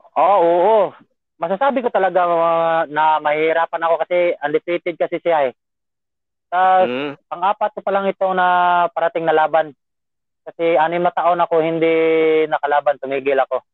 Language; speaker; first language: Filipino; non-native, local second language; Cebuano